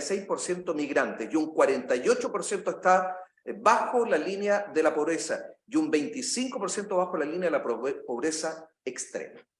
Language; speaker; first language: Spanish; native; Spanish